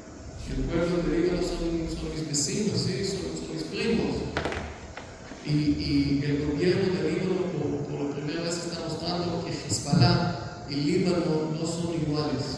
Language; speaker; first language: Spanish; non-native, fluent; Hebrew